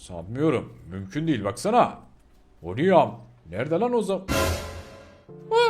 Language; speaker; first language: Turkish; native; Turkish